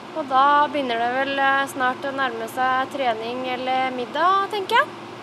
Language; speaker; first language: Norwegian; native; Norwegian